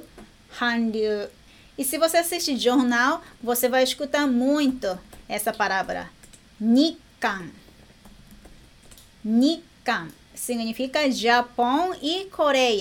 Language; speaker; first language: Portuguese; non-native, learner; Japanese